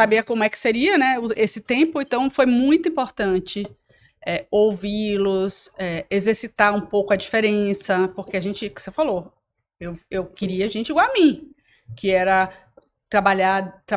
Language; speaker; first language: Portuguese; native; Portuguese